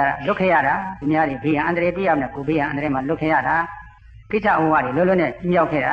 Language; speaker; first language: Burmese; native; Burmese